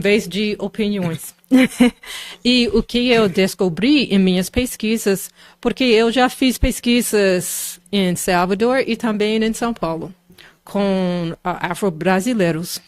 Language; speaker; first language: Portuguese; non-native, fluent; English